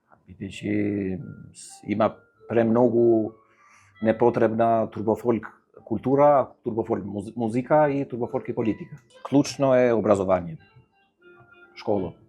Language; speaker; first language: Macedonian; non-native, fluent; Albanian